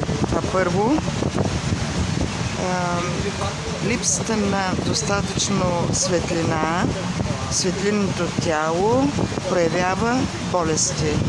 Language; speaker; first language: Bulgarian; native; Bulgarian